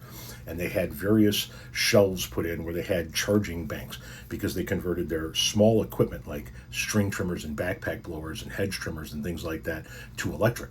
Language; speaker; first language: English; native; English